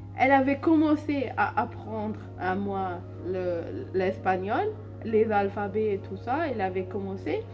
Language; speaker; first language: French; non-native, learner; Hindi